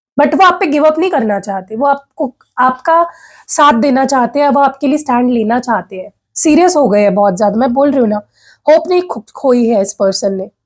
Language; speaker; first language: Hindi; non-native, local second language; Marathi